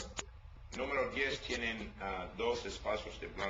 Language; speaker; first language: Spanish; non-native, learner; English